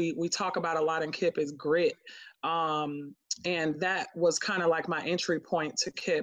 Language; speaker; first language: English; native; English